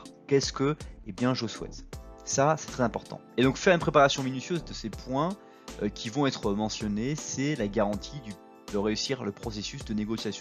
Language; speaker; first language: French; native; French